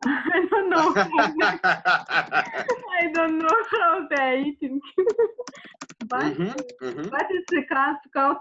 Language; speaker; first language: English; non-native, learner; Russian